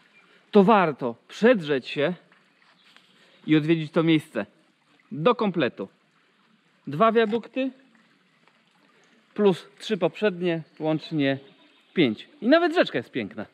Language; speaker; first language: Polish; native; Polish